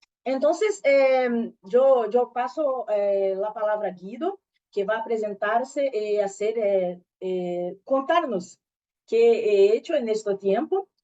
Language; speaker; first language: Spanish; non-native, learner; Portuguese